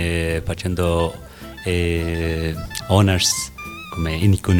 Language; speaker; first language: Italian; non-native, learner; Bangla